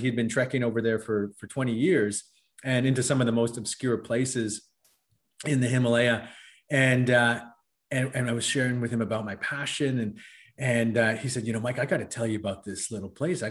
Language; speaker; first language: English; native; English